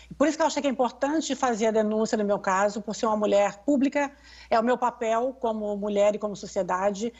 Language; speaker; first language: Portuguese; native; Portuguese